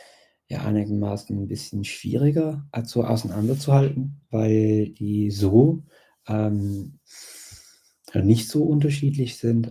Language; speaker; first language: German; non-native, fluent; English